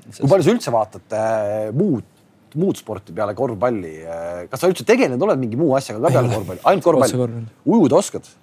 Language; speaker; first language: Estonian; native; Estonian